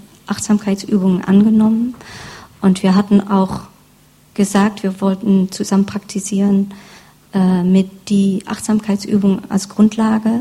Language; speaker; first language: German; non-native, fluent; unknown